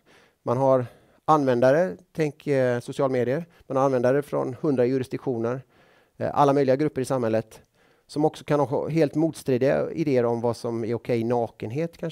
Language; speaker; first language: Swedish; native; Swedish